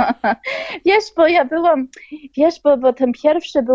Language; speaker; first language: Polish; early bilingual, heritage; Polish